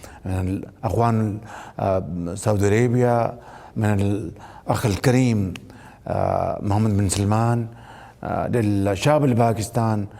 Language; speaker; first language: Arabic; non-native, learner; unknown